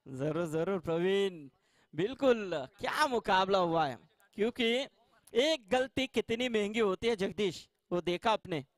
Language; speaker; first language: Hindi; non-native, local second language; Marathi